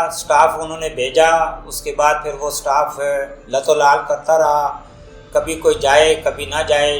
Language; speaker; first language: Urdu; non-native, local second language; Northern Hindko